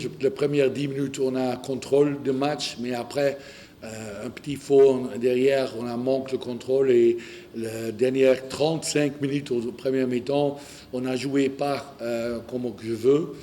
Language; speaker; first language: French; non-native, learner; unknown